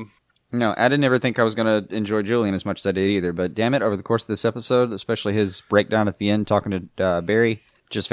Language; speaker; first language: English; native; English